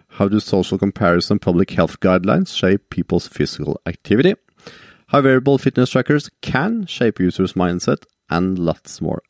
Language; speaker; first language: English; non-native, fluent; Norwegian